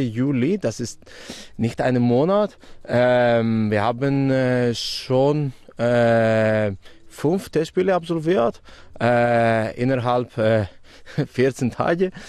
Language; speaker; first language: German; non-native, fluent; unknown